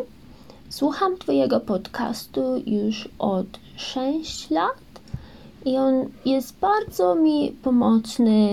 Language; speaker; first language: Polish; early bilingual, heritage; Ukrainian